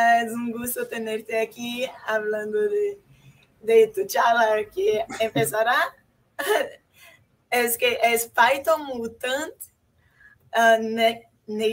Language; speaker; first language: Spanish; non-native, fluent; Portuguese